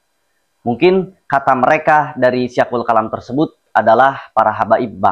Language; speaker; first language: Indonesian; native; Indonesian